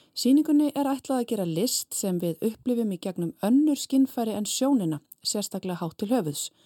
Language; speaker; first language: Icelandic; native; Icelandic